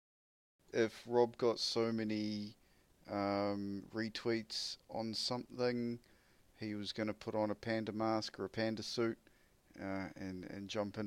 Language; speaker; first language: English; native; English